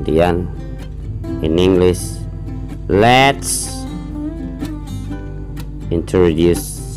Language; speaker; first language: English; non-native, learner; Indonesian